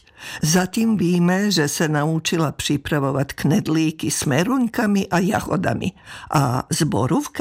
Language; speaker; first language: Czech; non-native, fluent; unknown